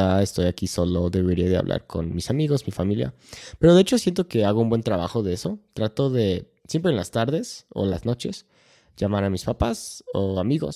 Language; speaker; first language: Spanish; non-native, fluent; English